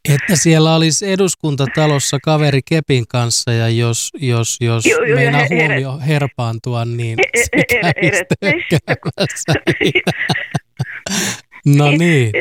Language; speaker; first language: Finnish; native; Finnish